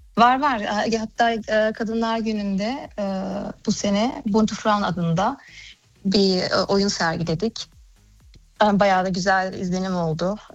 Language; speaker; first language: Turkish; early bilingual, heritage; Turkish